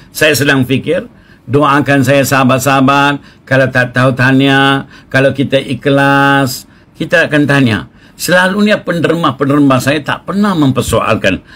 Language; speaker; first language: Malay; non-native, local second language; Tamil